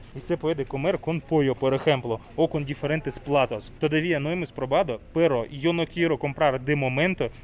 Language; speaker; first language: Spanish; non-native, learner; Russian